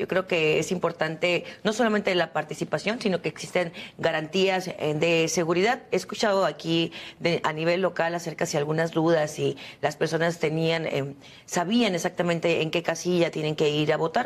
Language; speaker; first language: Spanish; native; Spanish